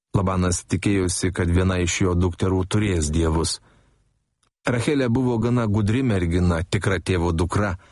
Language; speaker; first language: Lithuanian; native; Lithuanian